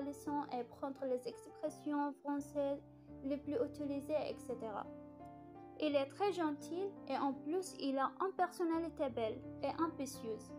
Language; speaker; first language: French; non-native, fluent; Arabic